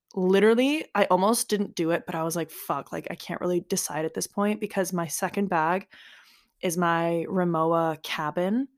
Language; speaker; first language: English; native; English